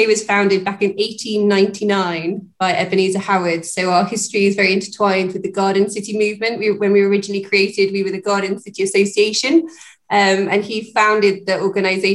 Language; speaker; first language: English; native; English